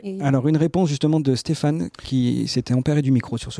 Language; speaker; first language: French; native; French